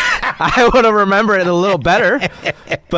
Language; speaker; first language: English; non-native, local second language; Cantonese